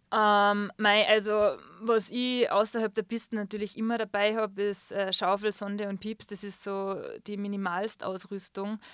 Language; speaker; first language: German; native; German